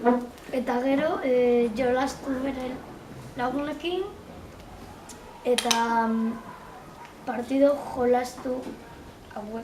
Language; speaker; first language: Basque; non-native, local second language; Spanish